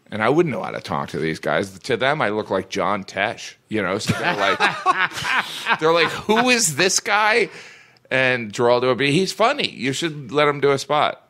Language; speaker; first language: English; native; English